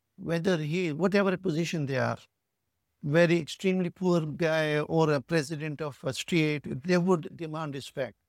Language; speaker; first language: English; non-native, local second language; Urdu